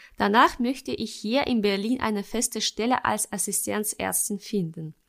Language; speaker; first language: German; non-native, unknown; Russian